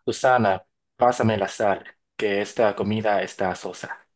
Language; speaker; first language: Spanish; non-native, learner; Chinese